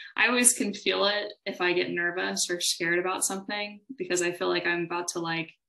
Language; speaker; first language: English; native; English